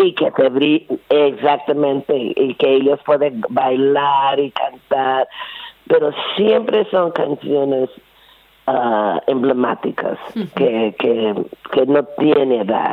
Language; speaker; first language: Spanish; non-native, fluent; English